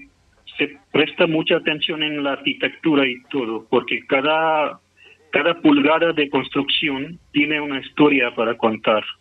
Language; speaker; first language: Spanish; non-native, fluent; Hindi